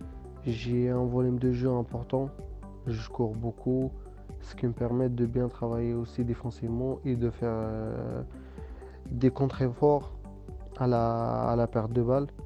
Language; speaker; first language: French; non-native, local second language; Arabic